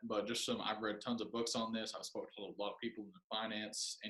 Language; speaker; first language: English; native; English